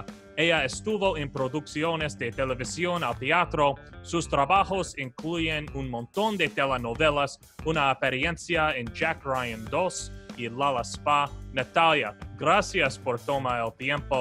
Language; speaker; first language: Spanish; non-native, learner; English